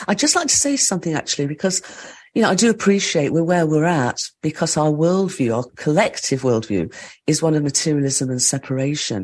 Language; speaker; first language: English; native; English